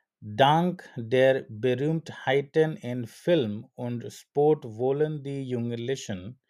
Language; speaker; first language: German; non-native, learner; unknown